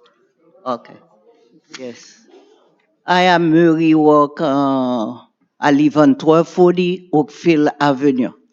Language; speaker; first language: English; non-native, learner; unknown